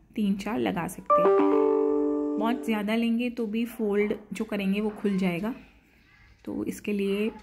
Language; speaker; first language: Hindi; non-native, local second language; Gujarati